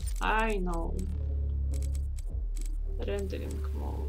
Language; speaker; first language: English; non-native, learner; Russian